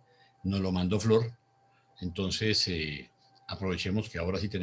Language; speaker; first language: Spanish; native; Spanish